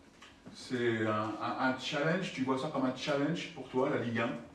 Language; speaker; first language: French; native; French